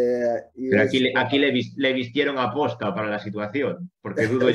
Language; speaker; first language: Spanish; native; Spanish